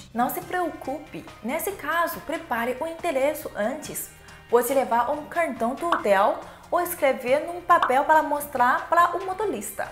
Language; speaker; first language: Portuguese; non-native, fluent; Chinese